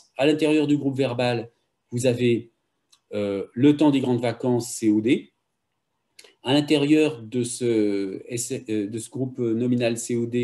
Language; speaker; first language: French; native; French